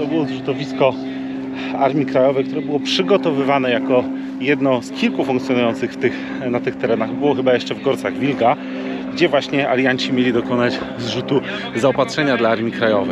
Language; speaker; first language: Polish; native; Polish